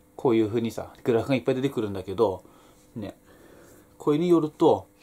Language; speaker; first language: Japanese; native; Japanese